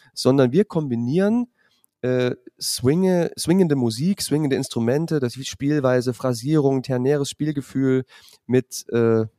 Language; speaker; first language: German; native; German